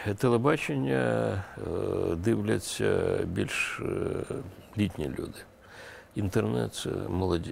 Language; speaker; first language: Ukrainian; non-native, local second language; Russian